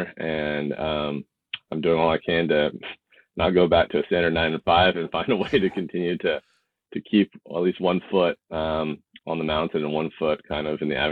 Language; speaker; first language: English; native; English